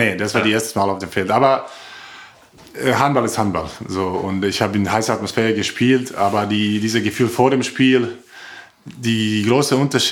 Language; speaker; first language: German; non-native, learner; Croatian